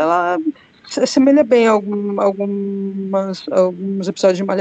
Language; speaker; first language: Portuguese; native; Portuguese